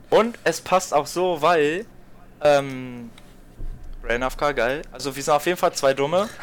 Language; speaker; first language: German; native; German